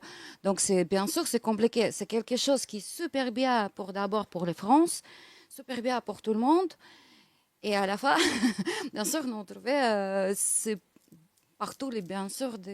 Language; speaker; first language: French; non-native, learner; Russian